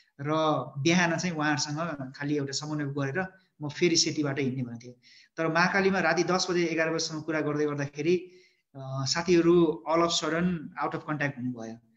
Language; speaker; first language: Nepali; native; Nepali